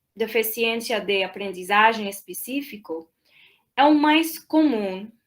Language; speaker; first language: Portuguese; non-native, fluent; English